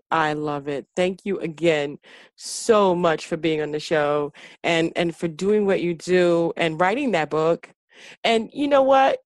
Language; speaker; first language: English; native; English